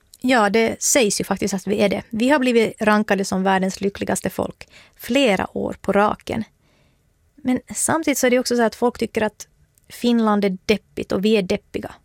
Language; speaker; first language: Swedish; native; Swedish